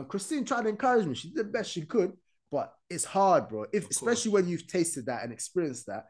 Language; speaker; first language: English; non-native, fluent; Arabic